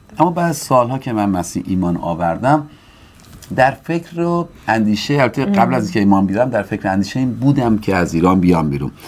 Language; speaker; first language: Persian; native; Persian